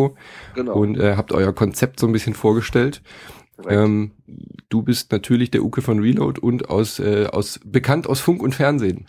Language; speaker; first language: German; native; German